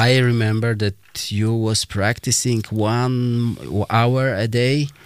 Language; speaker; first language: English; non-native, learner; Polish